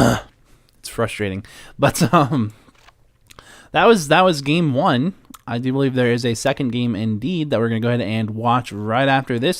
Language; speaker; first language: English; native; English